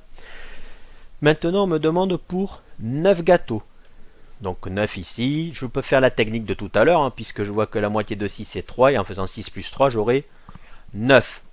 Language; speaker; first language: French; native; French